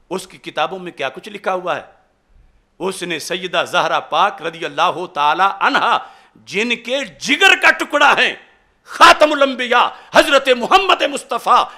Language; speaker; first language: Urdu; non-native, local second language; Punjabi